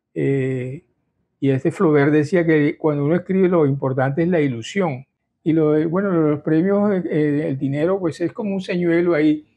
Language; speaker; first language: Spanish; native; Spanish